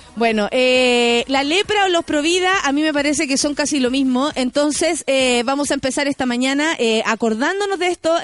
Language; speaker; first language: Spanish; native; Spanish